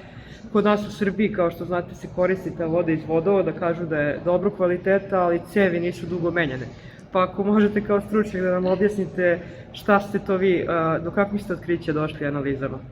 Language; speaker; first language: Bosnian; native; Bosnian